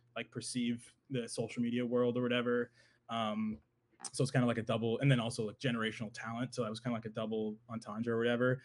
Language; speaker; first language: English; native; English